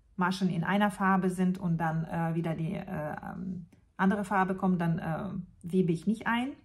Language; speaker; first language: German; non-native, fluent; Russian